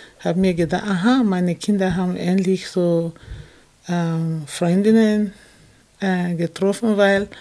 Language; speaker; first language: German; non-native, fluent; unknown